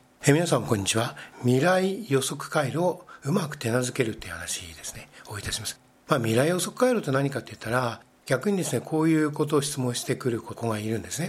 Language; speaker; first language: Japanese; native; Japanese